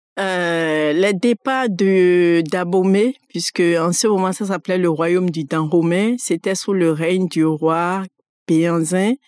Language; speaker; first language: French; non-native, local second language; Fon